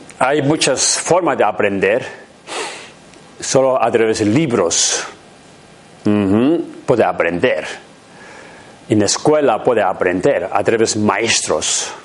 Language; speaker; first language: Spanish; non-native, learner; Tibetan